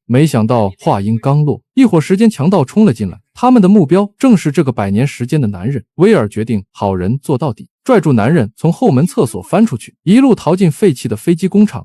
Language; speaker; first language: Chinese; native; Chinese